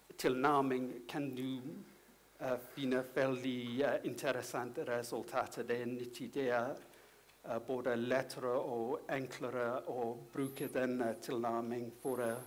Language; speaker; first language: Norwegian; non-native, learner; English